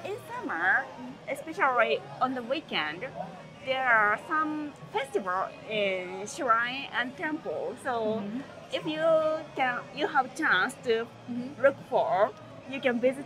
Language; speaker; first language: English; non-native, learner; Japanese